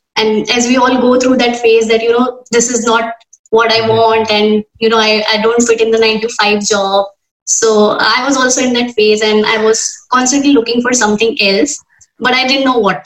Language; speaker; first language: English; non-native, local second language; Hindi